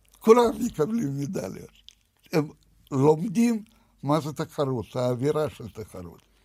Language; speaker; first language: Hebrew; non-native, fluent; Russian